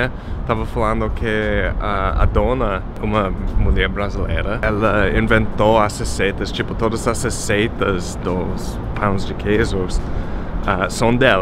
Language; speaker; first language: Portuguese; non-native, fluent; English